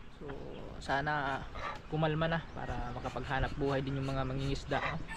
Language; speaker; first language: Filipino; non-native, local second language; Waray